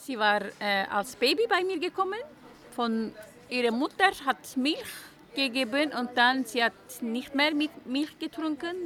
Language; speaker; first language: German; non-native, learner; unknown